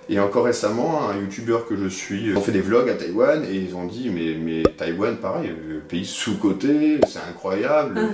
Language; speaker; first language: French; native; French